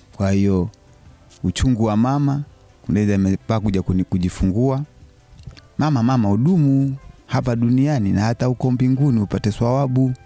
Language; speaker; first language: Swahili; non-native, local second language; Sukuma